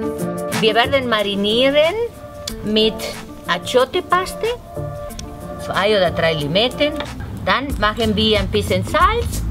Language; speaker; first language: German; non-native, fluent; Spanish